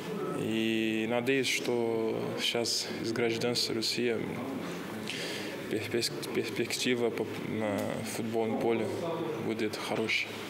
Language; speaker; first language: Russian; non-native, learner; Portuguese